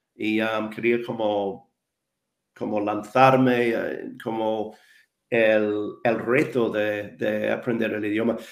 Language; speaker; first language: Spanish; non-native, fluent; English